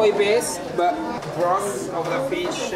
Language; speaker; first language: English; non-native, learner; Japanese